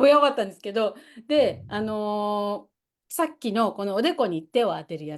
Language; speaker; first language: Japanese; native; Japanese